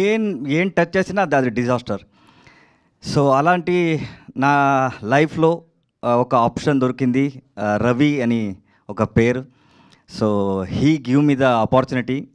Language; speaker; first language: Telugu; non-native, learner; Kannada